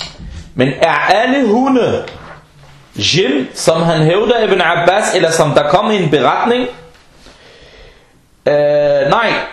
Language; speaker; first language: Danish; non-native, fluent; Arabic